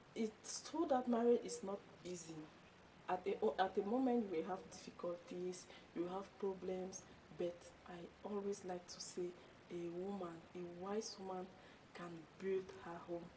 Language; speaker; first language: English; non-native, local second language; French